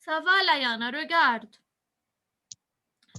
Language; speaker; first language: French; non-native, local second language; Arabic